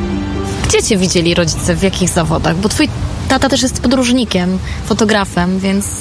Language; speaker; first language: Polish; native; Polish